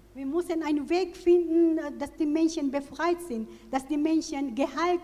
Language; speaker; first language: German; non-native, fluent; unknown